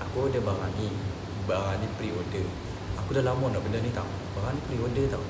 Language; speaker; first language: Malay; native; Malay